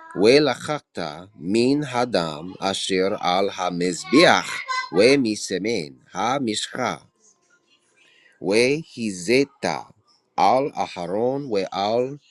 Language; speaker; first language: Hebrew; non-native, learner; English